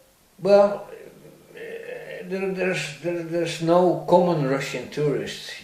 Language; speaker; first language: English; non-native, fluent; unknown